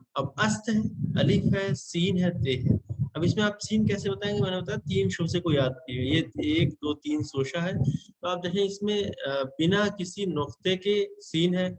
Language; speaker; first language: Hindi; native; Hindi